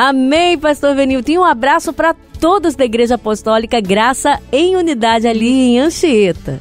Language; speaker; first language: Portuguese; native; Portuguese